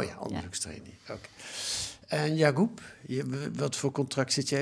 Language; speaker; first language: Dutch; native; Dutch